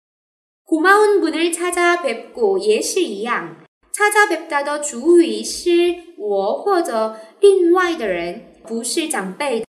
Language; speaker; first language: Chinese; non-native, fluent; Korean